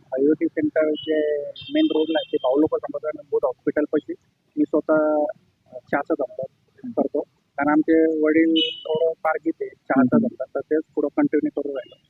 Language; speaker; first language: Marathi; native; Marathi